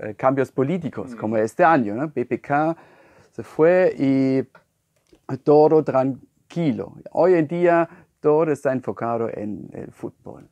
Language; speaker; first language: Spanish; non-native, fluent; German